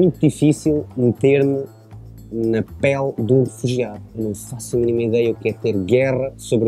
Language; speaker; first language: Portuguese; native; Portuguese